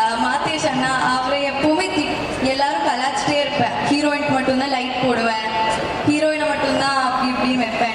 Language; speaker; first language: Tamil; non-native, learner; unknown